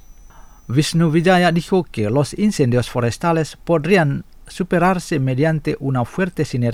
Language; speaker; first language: Spanish; non-native, fluent; Indonesian